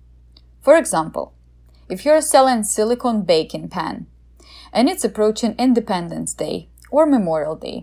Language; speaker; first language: English; non-native, fluent; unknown